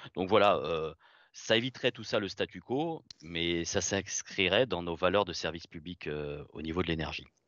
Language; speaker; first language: French; native; French